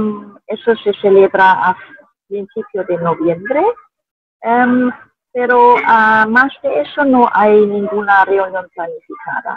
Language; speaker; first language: Spanish; non-native, fluent; German